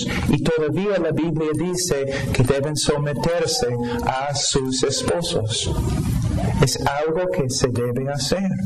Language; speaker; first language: Spanish; non-native, fluent; English